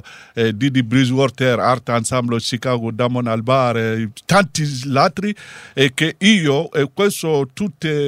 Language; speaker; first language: Italian; non-native, learner; Bambara